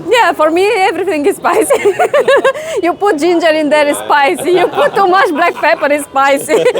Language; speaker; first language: English; non-native, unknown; Romanian